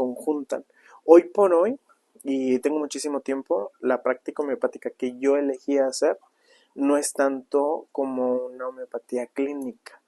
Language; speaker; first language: Spanish; native; Spanish